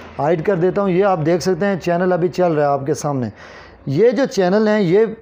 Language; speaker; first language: Urdu; non-native, local second language; Kashmiri